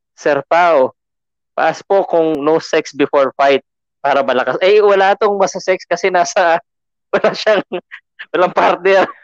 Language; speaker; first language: Filipino; native; Filipino